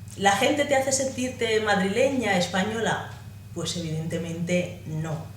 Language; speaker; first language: Spanish; native; Spanish